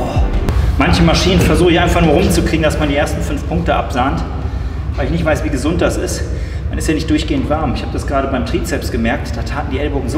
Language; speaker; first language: German; native; German